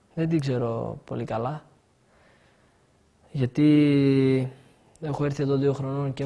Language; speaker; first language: Greek; early bilingual, other home language; Albanian